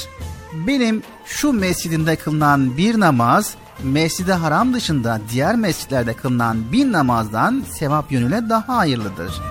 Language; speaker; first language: Turkish; native; Turkish